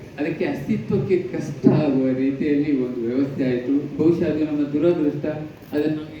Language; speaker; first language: Kannada; non-native, local second language; Tulu